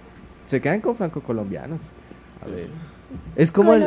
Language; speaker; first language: Spanish; native; Spanish